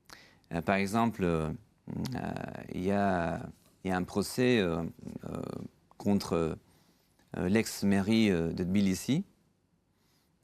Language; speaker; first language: French; non-native, fluent; Georgian